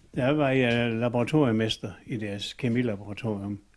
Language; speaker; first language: Danish; native; Danish